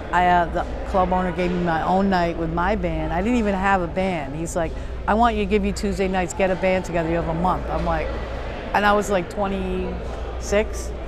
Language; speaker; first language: English; native; English